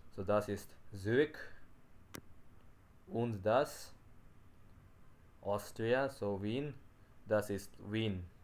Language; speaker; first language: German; non-native, learner; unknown